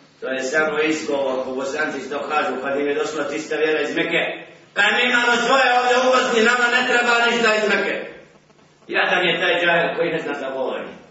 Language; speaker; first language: Bosnian; native; Bosnian